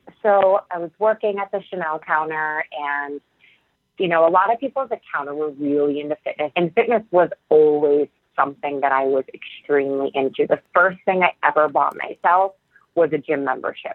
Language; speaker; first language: English; native; English